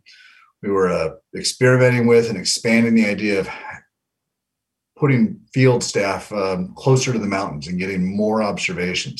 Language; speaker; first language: English; native; English